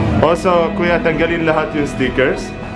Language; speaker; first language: Filipino; non-native, learner; Arabic